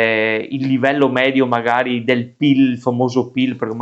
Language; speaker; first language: Italian; native; Italian